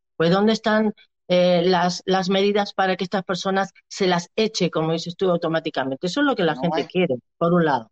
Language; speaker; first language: Spanish; native; Spanish